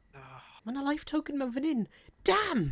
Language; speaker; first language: Welsh; native; Welsh